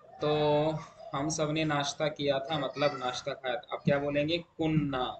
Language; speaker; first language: Hindi; native; Hindi